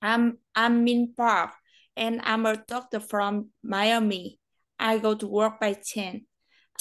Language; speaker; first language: English; non-native, learner; Vietnamese